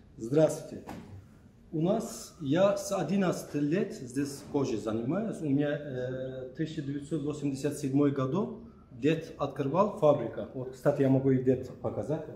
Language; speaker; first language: Russian; non-native, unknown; Turkish